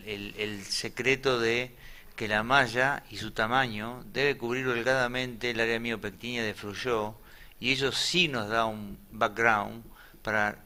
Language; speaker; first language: Spanish; native; Spanish